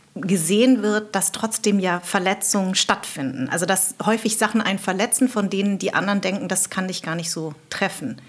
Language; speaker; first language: German; native; German